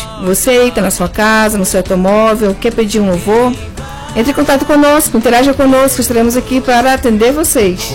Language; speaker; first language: Portuguese; native; Portuguese